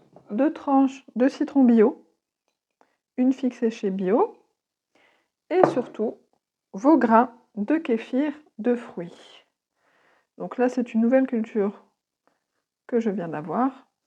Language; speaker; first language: French; native; French